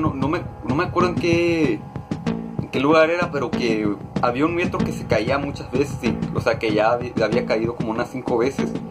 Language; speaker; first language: Spanish; native; Spanish